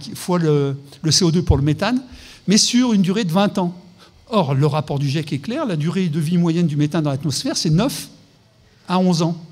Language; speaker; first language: French; native; French